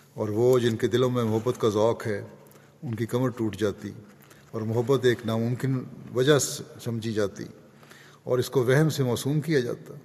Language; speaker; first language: Urdu; native; Urdu